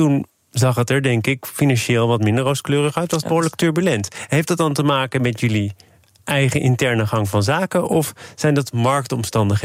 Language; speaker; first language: Dutch; native; Dutch